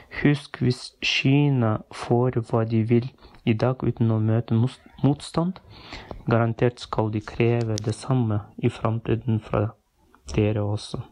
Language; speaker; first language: Norwegian; non-native, fluent; Uyghur